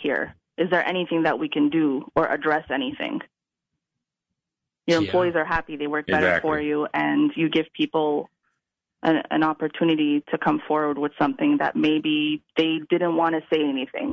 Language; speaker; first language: English; non-native, fluent; Italian